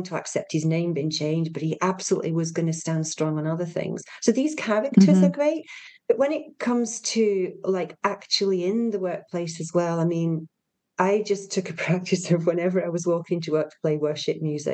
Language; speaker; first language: English; native; English